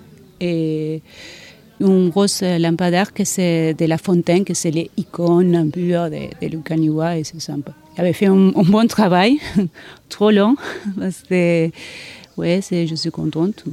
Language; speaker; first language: French; non-native, learner; Spanish